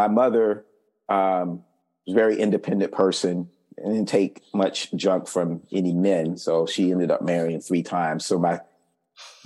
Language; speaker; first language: English; native; English